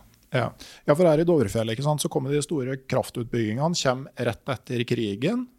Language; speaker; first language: Norwegian; native; Norwegian